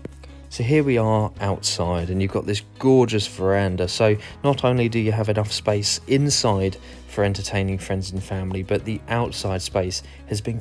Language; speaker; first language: English; native; English